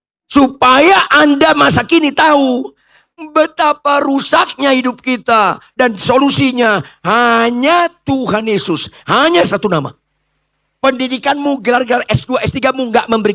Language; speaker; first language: Indonesian; native; Indonesian